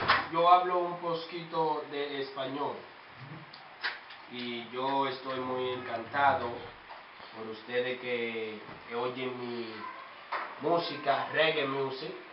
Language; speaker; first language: Spanish; non-native, learner; English